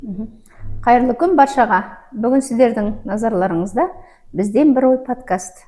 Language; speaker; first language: Kazakh; native; Kazakh